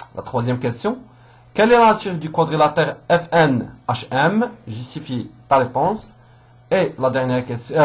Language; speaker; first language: French; non-native, local second language; Arabic